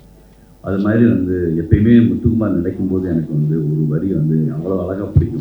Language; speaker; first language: Tamil; native; Tamil